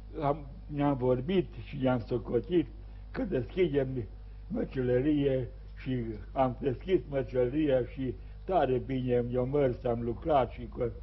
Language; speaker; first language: Romanian; non-native, local second language; Serbian